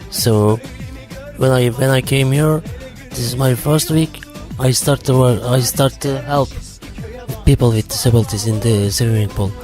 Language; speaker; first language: English; non-native, learner; Turkish